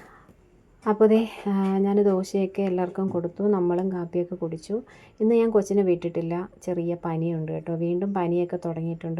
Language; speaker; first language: Malayalam; native; Malayalam